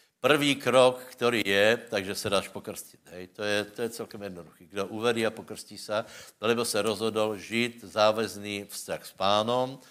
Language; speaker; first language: Czech; non-native, local second language; Slovak